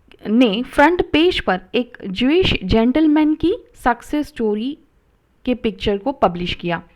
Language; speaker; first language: Hindi; non-native, local second language; Marathi